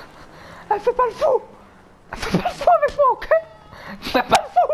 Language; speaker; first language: French; native; French